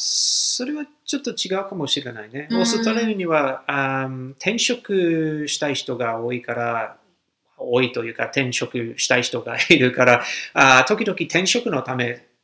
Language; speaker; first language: Japanese; non-native, fluent; English